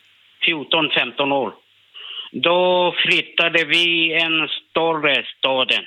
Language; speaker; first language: Swedish; non-native, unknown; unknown